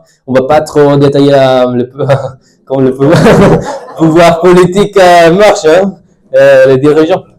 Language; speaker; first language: French; non-native, learner; Spanish